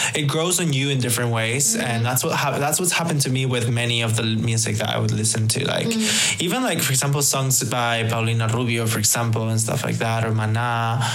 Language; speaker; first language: English; early bilingual, other home language; Spanish